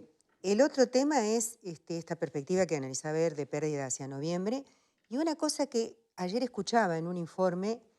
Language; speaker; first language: Spanish; native; Spanish